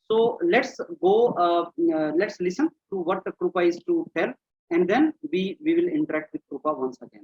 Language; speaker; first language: English; non-native, local second language; Hindi